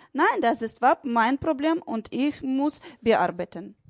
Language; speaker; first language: German; non-native, learner; Ukrainian